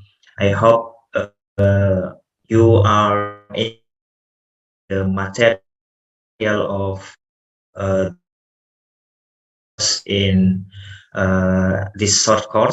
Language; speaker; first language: English; non-native, fluent; Indonesian